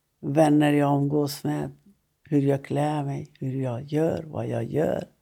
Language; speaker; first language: Swedish; non-native, fluent; Persian